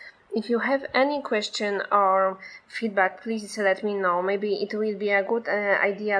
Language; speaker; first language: English; non-native, fluent; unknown